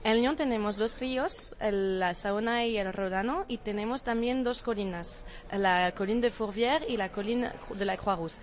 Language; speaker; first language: Spanish; non-native, fluent; French